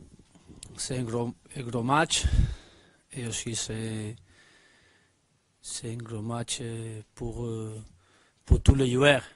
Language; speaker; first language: French; non-native, learner; Spanish